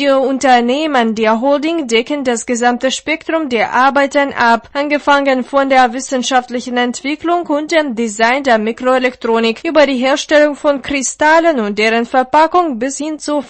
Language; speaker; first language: German; non-native, fluent; Russian